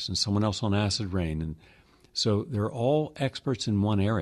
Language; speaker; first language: English; native; English